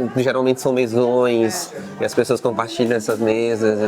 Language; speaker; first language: Portuguese; native; Portuguese